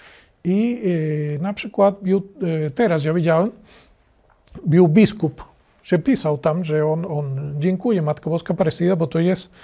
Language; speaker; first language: Polish; non-native, learner; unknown